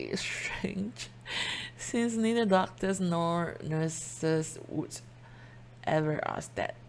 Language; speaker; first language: English; non-native, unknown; Chinese